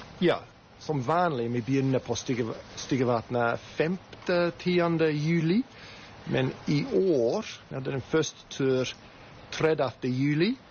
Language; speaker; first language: Norwegian; non-native, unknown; English